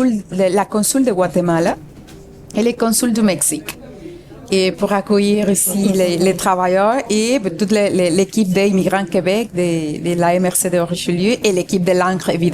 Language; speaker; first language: French; non-native, fluent; Spanish